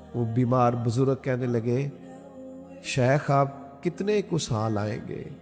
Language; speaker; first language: Urdu; non-native, local second language; Punjabi